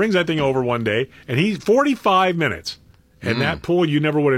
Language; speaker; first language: English; native; English